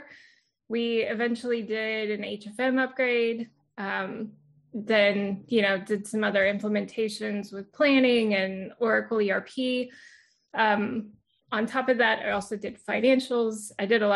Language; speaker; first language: English; native; English